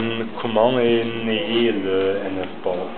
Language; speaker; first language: French; non-native, learner; German